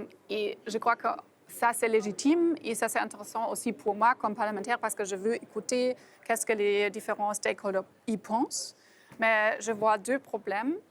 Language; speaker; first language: French; non-native, fluent; German